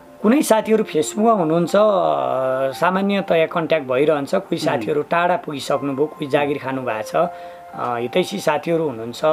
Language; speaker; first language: Nepali; native; Nepali